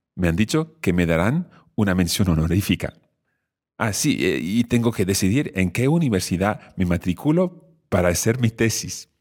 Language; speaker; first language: Spanish; non-native, fluent; English